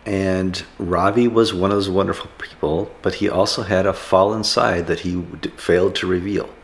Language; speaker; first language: English; native; English